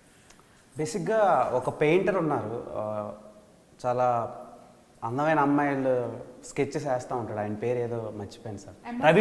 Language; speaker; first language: Telugu; native; Telugu